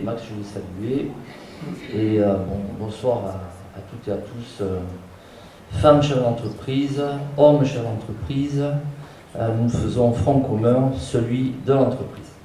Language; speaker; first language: French; native; French